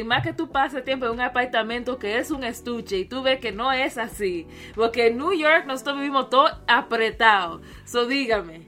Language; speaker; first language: Spanish; early bilingual, other home language; English